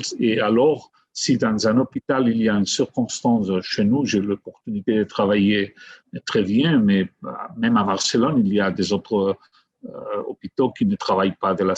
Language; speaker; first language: French; non-native, fluent; Catalan